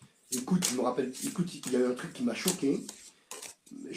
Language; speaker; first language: French; native; French